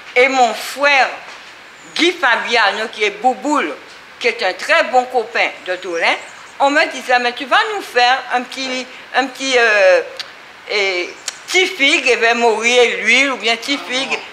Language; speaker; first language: French; native; French